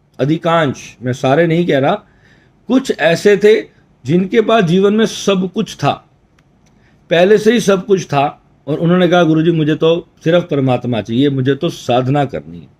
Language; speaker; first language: Hindi; native; Hindi